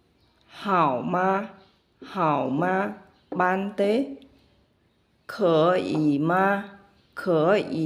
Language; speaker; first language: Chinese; non-native, fluent; Khmer